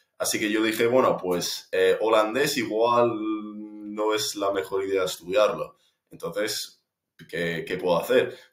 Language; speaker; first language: Spanish; non-native, fluent; English